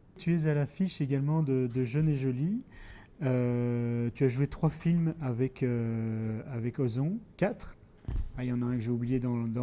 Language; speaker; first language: French; native; French